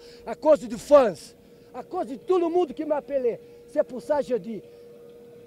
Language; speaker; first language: French; non-native, learner; Portuguese